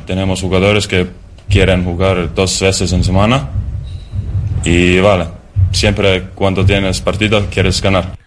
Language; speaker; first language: Spanish; non-native, learner; Estonian